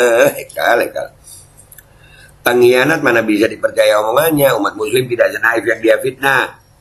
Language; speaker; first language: Indonesian; native; Indonesian